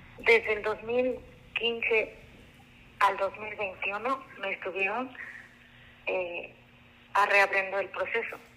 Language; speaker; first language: Spanish; non-native, local second language; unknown